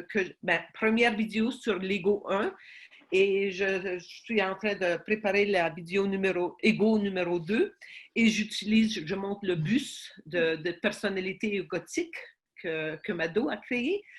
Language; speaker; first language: French; non-native, fluent; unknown